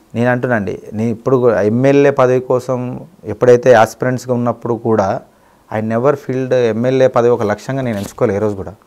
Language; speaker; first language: Telugu; native; Telugu